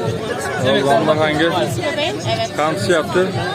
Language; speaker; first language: Turkish; non-native, learner; Uzbek